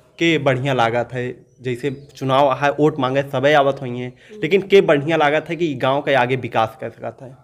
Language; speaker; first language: Hindi; native; Hindi